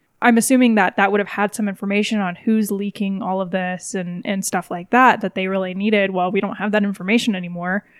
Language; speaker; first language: English; native; English